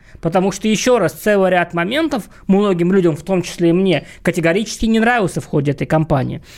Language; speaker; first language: Russian; native; Russian